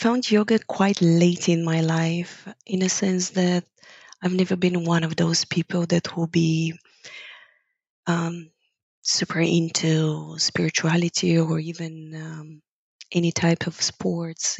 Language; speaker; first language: English; non-native, fluent; Bulgarian